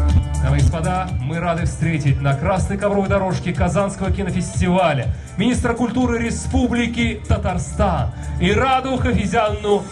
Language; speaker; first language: Russian; native; Russian